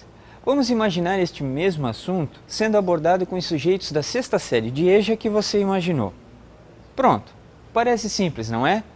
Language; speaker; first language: Portuguese; native; Portuguese